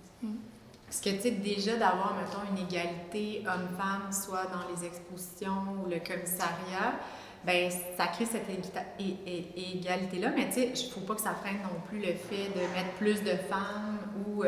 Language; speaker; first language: French; native; French